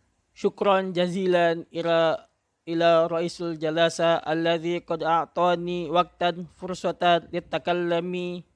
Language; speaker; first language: Arabic; non-native, learner; Indonesian